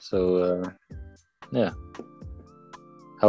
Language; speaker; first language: English; non-native, fluent; Dutch